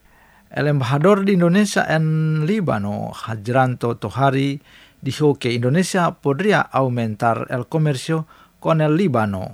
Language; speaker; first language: Spanish; non-native, fluent; Indonesian